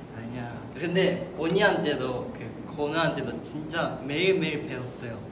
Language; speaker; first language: Korean; non-native, fluent; Japanese